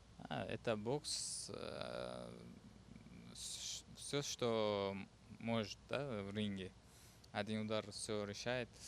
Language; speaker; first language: Russian; non-native, learner; Uzbek